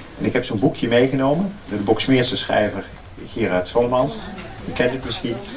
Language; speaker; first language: Dutch; native; Dutch